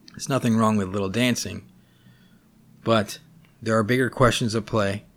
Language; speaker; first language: English; native; English